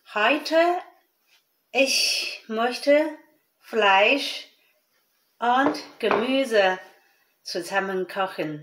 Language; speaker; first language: German; non-native, learner; Chinese